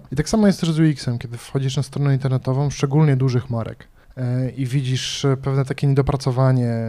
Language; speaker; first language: Polish; native; Polish